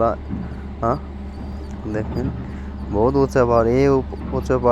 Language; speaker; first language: Hindi; non-native, learner; Bangla